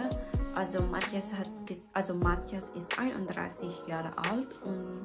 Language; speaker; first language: German; non-native, learner; Filipino